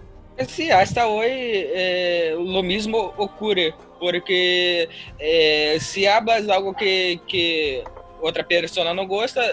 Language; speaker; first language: Spanish; non-native, learner; Portuguese